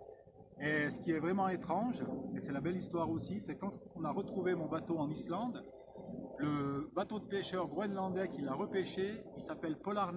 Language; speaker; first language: French; native; French